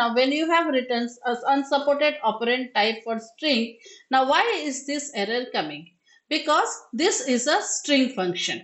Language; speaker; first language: English; non-native, local second language; Hindi